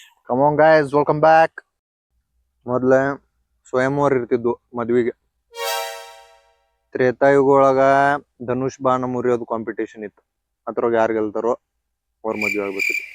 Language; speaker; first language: Kannada; native; Kannada